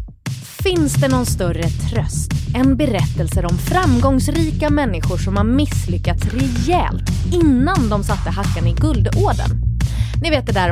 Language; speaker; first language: Swedish; native; Swedish